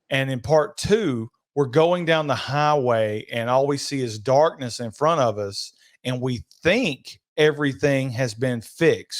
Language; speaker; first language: English; native; English